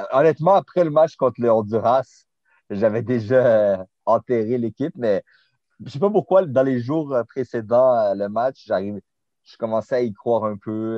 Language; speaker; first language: French; native; French